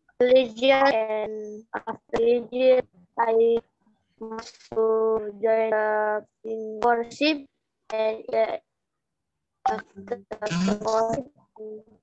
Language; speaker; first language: English; non-native, learner; Indonesian